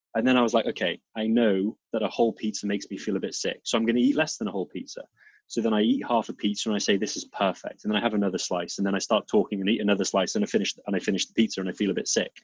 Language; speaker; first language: English; native; English